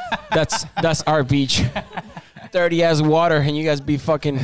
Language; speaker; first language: English; early bilingual, other home language; Spanish